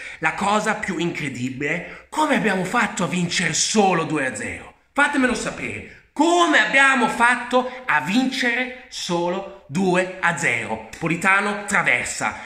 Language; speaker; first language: Italian; early bilingual, heritage; Italian